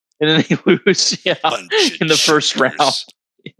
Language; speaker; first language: English; native; English